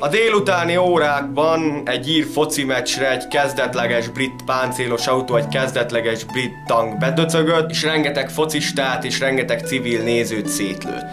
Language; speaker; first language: Hungarian; native; Hungarian